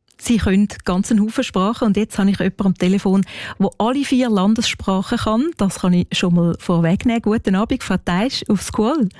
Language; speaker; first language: German; native; German